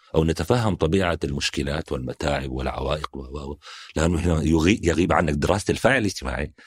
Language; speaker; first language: Arabic; native; Arabic